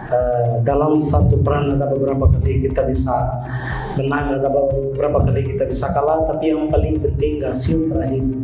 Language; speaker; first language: Indonesian; non-native, fluent; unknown